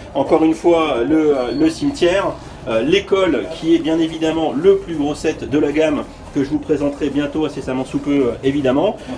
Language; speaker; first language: French; native; French